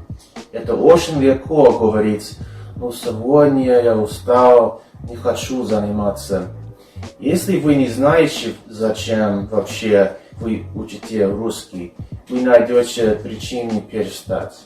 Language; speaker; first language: Russian; non-native, fluent; English